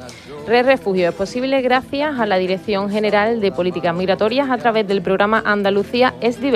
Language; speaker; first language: Spanish; native; Spanish